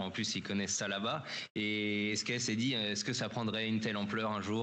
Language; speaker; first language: French; native; French